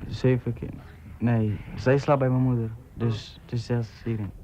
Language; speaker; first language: Dutch; early bilingual, other home language; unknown